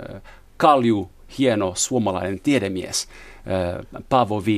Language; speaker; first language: Finnish; non-native, fluent; French